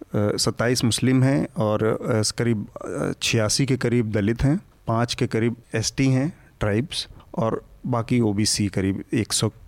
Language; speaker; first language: Hindi; native; Hindi